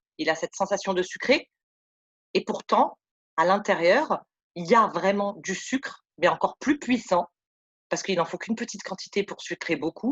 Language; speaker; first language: French; native; French